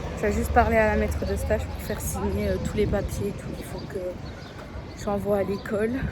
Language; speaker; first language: French; native; French